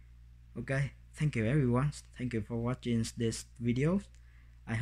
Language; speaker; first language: English; non-native, learner; Vietnamese